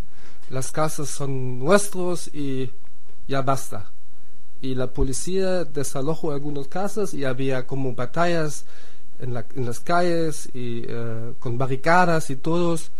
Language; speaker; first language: Spanish; non-native, fluent; German